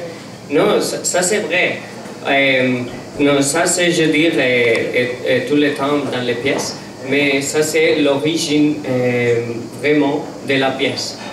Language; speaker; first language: French; non-native, learner; Catalan